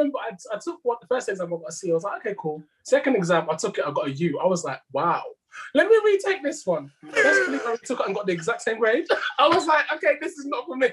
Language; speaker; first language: English; native; English